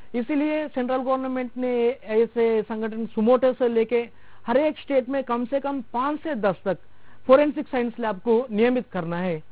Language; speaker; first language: Hindi; non-native, local second language; Telugu